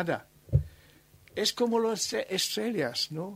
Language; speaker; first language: Spanish; non-native, learner; German